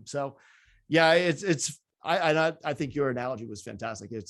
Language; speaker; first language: English; native; English